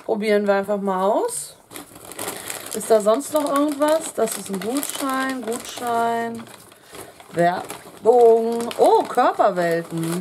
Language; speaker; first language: German; native; German